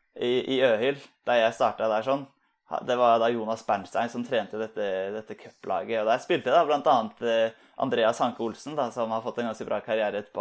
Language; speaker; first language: Norwegian; native; Norwegian